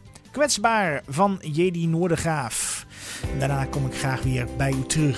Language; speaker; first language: Dutch; native; Dutch